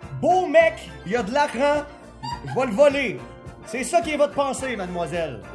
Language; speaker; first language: French; native; French